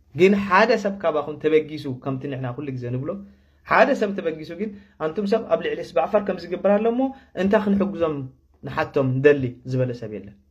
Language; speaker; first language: Tigrinya; non-native, local second language; Afar